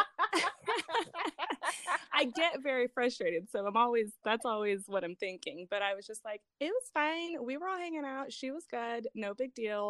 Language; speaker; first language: English; native; English